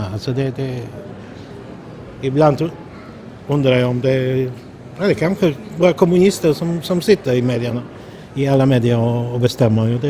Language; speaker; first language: Swedish; non-native, fluent; Polish